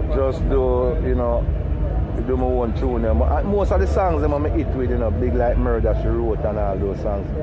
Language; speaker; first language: English; non-native, local second language; Jamaican Creole English